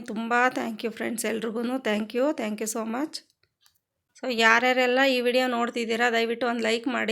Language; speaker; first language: Kannada; native; Kannada